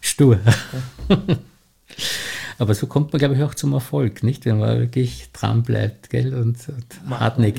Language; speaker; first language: German; native; German